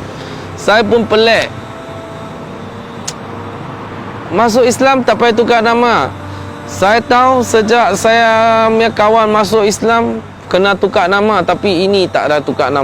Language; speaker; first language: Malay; non-native, local second language; Chinese